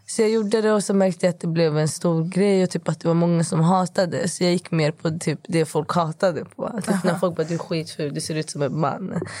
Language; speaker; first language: Swedish; early bilingual, other home language; Kurdish